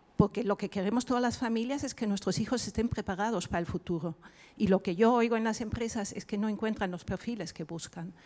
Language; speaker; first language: Spanish; non-native, fluent; German